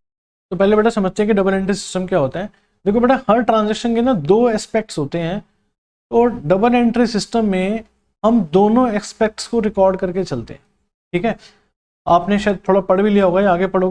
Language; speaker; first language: Hindi; native; Hindi